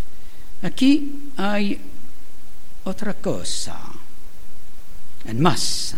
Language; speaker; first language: Spanish; non-native, learner; French